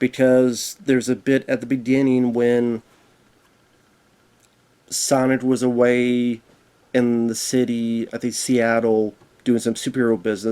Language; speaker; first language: English; native; English